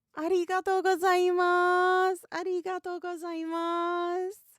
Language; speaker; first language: Japanese; non-native, learner; English